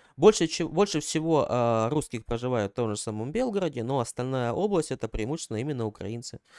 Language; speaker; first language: Russian; native; Russian